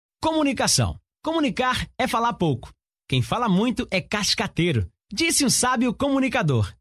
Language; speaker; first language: Portuguese; native; Portuguese